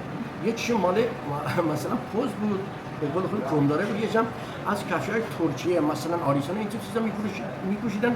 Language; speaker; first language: Persian; non-native, local second language; Azerbaijani